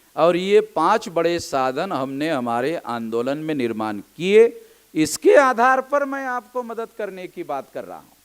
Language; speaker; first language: Hindi; non-native, local second language; Marathi